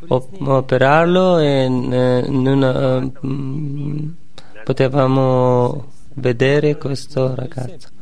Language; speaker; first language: Italian; non-native, learner; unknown